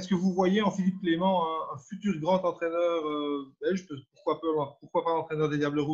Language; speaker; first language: French; native; French